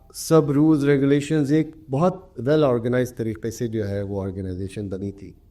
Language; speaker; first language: Urdu; early bilingual, heritage; Urdu